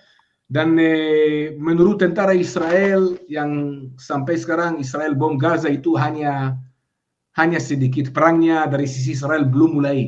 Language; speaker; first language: Indonesian; non-native, fluent; Hebrew